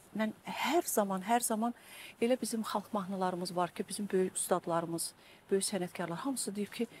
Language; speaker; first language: Azerbaijani; native; Azerbaijani